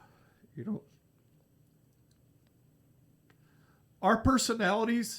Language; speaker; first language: English; native; English